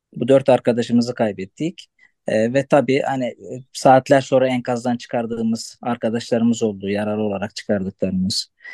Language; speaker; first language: Turkish; non-native, local second language; Arabic